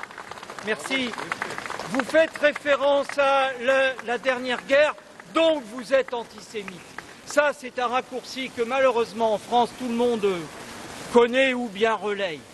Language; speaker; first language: French; native; French